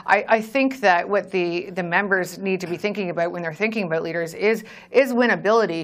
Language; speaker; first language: English; native; English